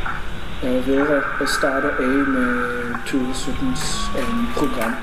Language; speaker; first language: Danish; non-native, fluent; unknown